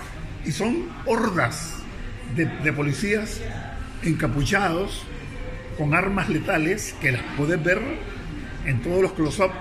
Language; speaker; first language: Spanish; native; Spanish